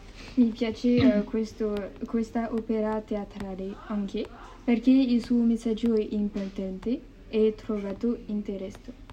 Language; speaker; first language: Italian; non-native, learner; French